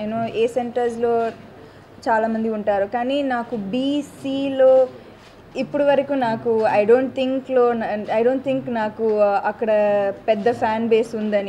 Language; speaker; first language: Telugu; non-native, local second language; Tamil